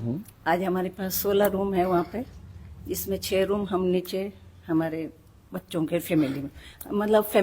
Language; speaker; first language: Hindi; native; Hindi